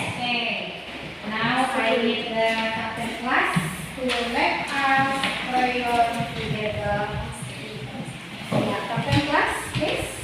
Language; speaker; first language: English; non-native, learner; Indonesian